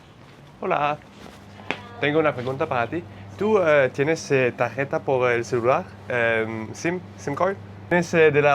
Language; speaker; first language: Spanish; non-native, learner; French